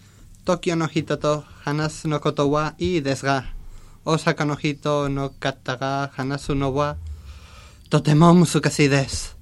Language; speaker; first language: Japanese; non-native, learner; Spanish